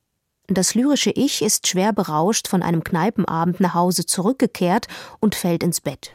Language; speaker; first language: German; native; German